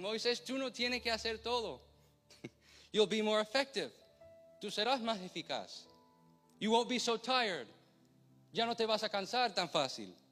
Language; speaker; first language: Spanish; non-native, fluent; English